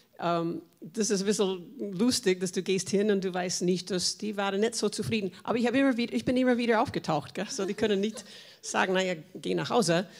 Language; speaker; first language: German; non-native, fluent; English